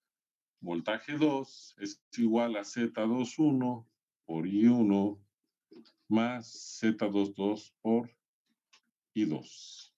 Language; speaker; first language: Spanish; native; Spanish